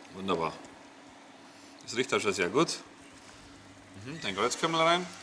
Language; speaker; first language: German; native; German